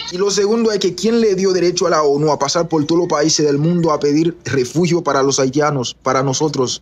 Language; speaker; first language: Spanish; non-native, fluent; Haitian Creole